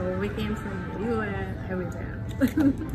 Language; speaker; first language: English; non-native, learner; Hungarian